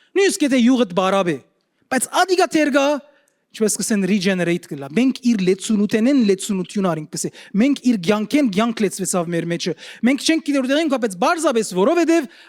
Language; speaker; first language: Armenian; early bilingual, heritage; Armenian